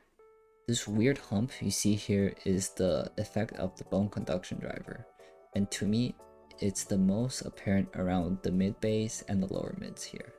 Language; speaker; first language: English; non-native, fluent; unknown